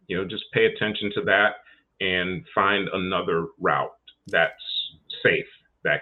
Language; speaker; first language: English; native; English